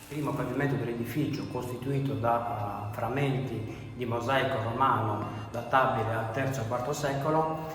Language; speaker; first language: Italian; native; Italian